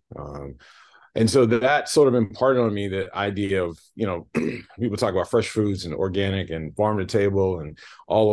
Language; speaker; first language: English; native; English